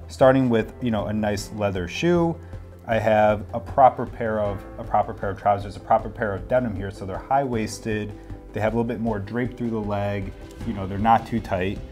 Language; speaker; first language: English; native; English